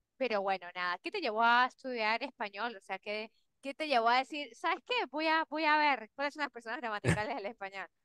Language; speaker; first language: Spanish; native; Spanish